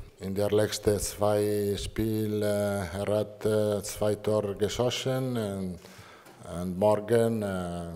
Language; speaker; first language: German; non-native, learner; Italian